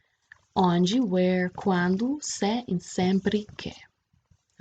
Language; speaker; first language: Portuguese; non-native, fluent; English